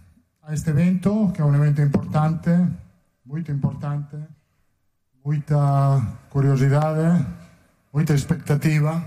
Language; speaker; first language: Portuguese; non-native, fluent; Italian